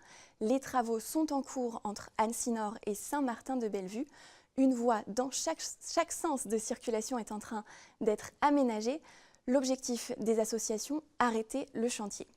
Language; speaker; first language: French; native; French